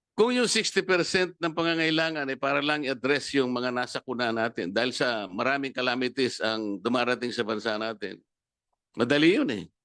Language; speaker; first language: Filipino; non-native, local second language; Pampanga